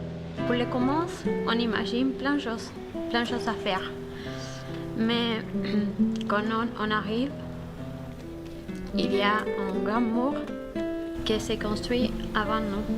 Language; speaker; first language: French; non-native, learner; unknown